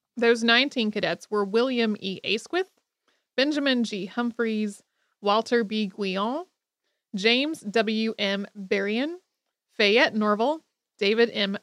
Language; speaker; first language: English; native; English